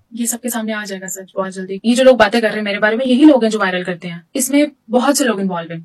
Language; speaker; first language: Urdu; native; Urdu